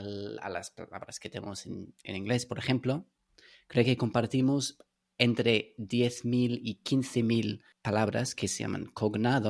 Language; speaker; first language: Spanish; non-native, fluent; English